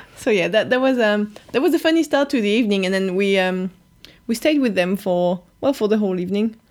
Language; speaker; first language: English; non-native, fluent; French